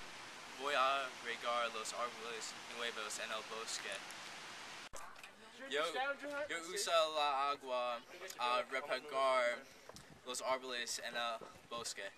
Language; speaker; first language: Spanish; non-native, learner; English